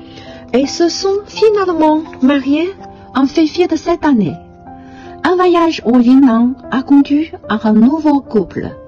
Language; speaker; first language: French; non-native, fluent; Chinese